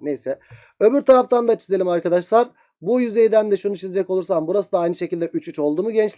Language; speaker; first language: Turkish; native; Turkish